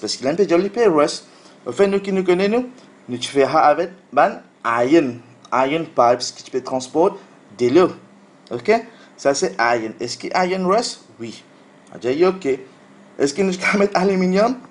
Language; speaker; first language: French; non-native, local second language; Morisyen